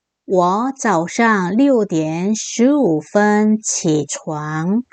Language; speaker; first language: Chinese; non-native, fluent; Korean